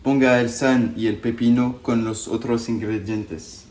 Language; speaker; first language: Spanish; non-native, learner; English